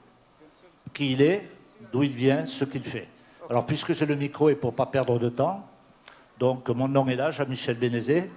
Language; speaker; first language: French; native; French